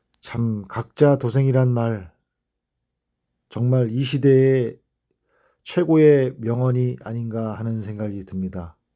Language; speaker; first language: Korean; native; Korean